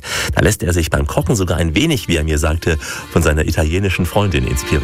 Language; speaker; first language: German; native; German